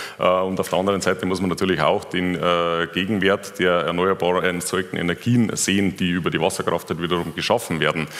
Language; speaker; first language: German; native; German